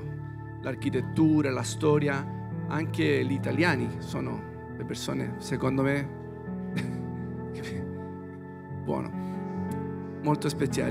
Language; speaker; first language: Italian; non-native, fluent; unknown